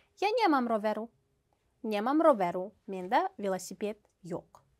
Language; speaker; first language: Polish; non-native, fluent; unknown